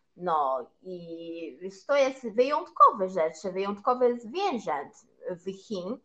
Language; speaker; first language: Polish; non-native, learner; Chinese